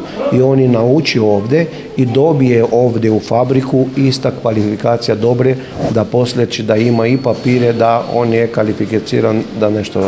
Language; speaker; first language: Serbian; non-native, learner; Romanian